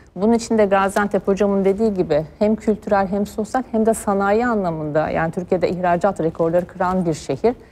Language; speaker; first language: Turkish; native; Turkish